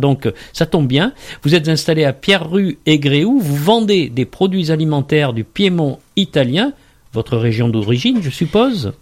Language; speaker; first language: French; native; French